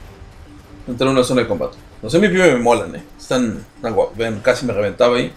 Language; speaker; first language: Spanish; native; Spanish